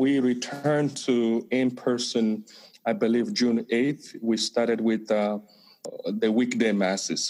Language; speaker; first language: English; non-native, local second language; Igbo